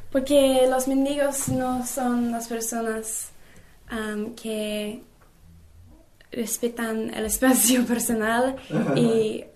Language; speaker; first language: Spanish; non-native, learner; English